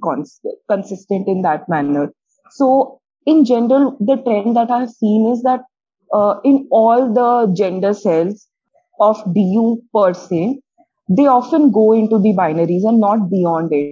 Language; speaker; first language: English; non-native, local second language; Hindi